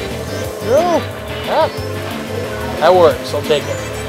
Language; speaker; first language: English; native; English